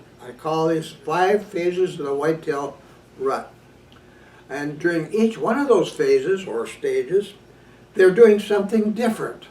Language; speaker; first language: English; native; English